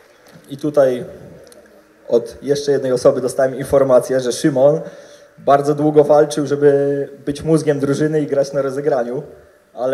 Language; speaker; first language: Polish; native; Polish